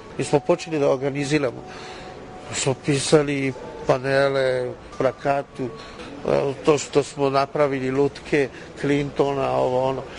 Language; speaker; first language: Serbian; non-native, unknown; Chinese